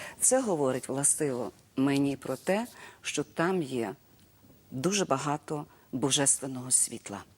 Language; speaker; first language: Ukrainian; native; Ukrainian